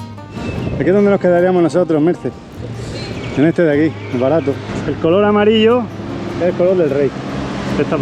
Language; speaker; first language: Spanish; native; Spanish